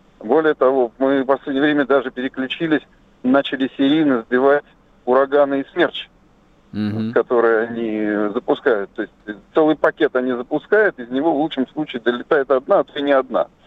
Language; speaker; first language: Russian; native; Russian